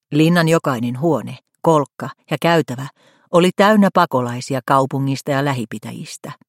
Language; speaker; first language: Finnish; native; Finnish